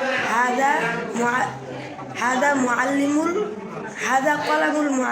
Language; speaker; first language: Arabic; non-native, learner; Bangla